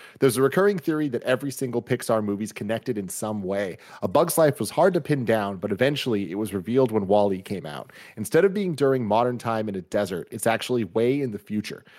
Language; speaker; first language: English; native; English